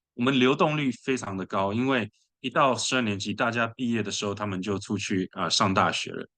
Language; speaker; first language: Chinese; early bilingual, other home language; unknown